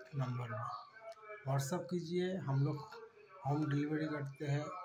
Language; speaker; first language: Hindi; non-native, local second language; Bangla